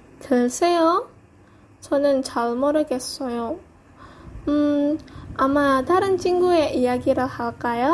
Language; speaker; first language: Korean; non-native, learner; Indonesian